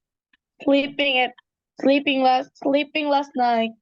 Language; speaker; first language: English; non-native, learner; Indonesian